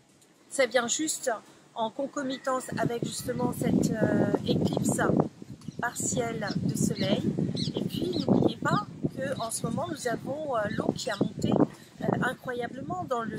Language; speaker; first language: French; native; French